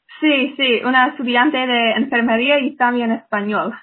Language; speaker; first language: Spanish; non-native, fluent; English